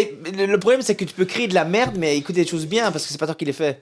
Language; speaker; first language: French; native; French